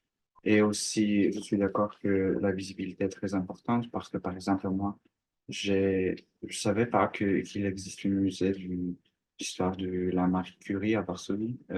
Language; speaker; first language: French; non-native, learner; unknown